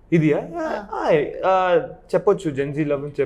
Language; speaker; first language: Telugu; non-native, local second language; Tamil